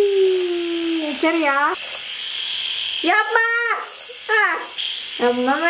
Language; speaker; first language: Turkish; non-native, learner; Indonesian